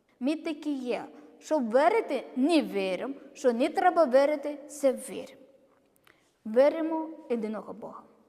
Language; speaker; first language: Ukrainian; non-native, learner; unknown